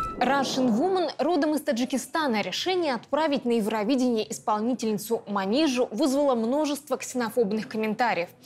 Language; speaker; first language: Russian; native; Russian